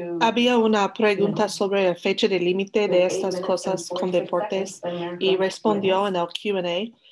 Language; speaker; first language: Spanish; non-native, learner; English